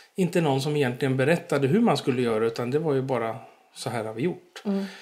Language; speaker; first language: Swedish; native; Swedish